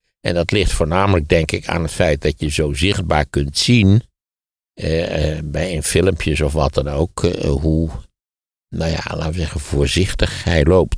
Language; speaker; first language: Dutch; native; Dutch